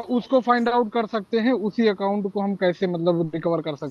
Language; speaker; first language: Hindi; native; Hindi